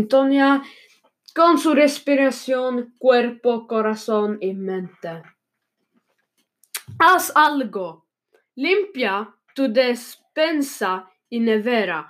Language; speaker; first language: Spanish; non-native, learner; Swedish